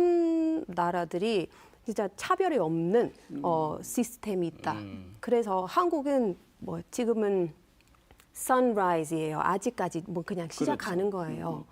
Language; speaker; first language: Korean; non-native, fluent; English